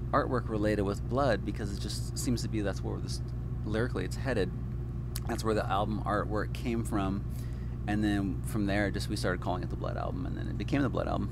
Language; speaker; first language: English; native; English